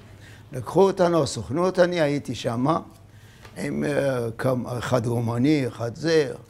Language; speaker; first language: Hebrew; non-native, fluent; Arabic